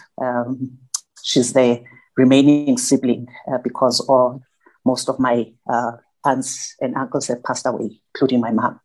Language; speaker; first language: English; non-native, local second language; Zulu